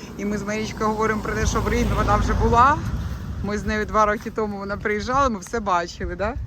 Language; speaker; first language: Ukrainian; non-native, local second language; Russian